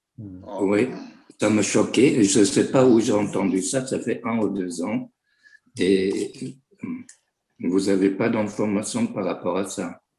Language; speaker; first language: French; non-native, fluent; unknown